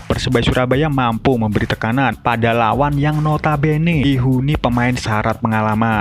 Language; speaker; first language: Indonesian; non-native, local second language; Javanese